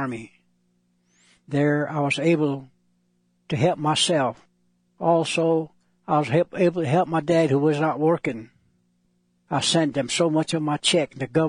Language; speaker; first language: English; non-native, local second language; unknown